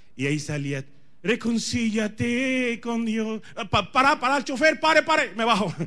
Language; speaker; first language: Spanish; non-native, fluent; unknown